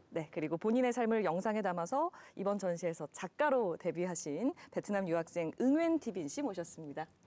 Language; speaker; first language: Korean; native; Korean